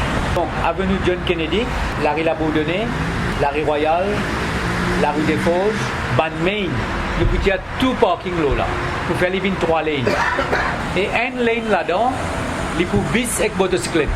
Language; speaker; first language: French; non-native, local second language; Morisyen